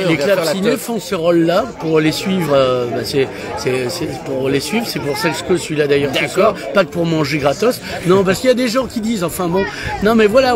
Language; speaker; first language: French; native; French